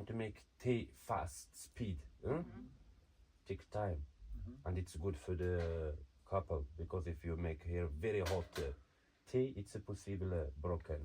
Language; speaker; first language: English; non-native, learner; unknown